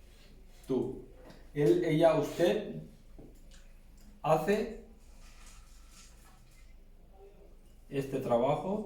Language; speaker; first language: Spanish; non-native, learner; Urdu